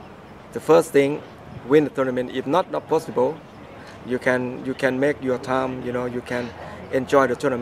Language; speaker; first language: English; non-native, learner; Thai